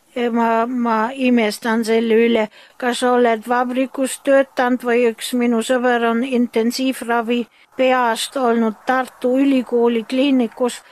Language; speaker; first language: Estonian; early bilingual, heritage; German